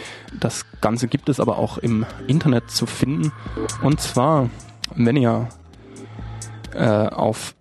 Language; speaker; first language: German; native; German